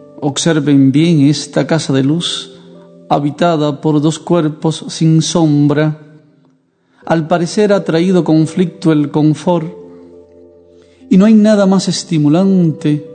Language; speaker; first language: Spanish; native; Spanish